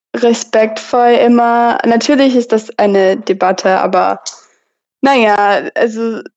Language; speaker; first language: German; non-native, fluent; English